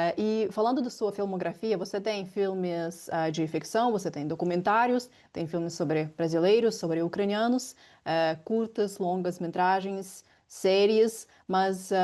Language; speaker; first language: Portuguese; non-native, fluent; Ukrainian